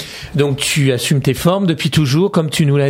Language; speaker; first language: French; native; French